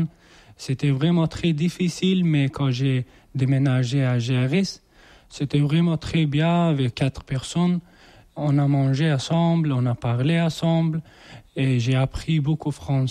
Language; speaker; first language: French; non-native, learner; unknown